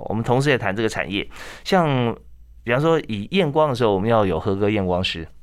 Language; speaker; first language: Chinese; native; Chinese